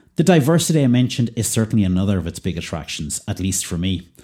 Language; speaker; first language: English; native; English